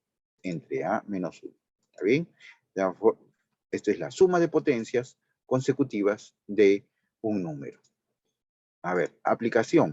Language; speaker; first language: Spanish; native; Spanish